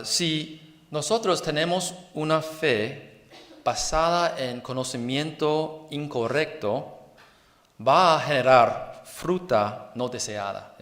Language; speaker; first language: Spanish; non-native, fluent; Chinese